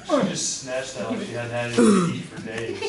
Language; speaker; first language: English; native; English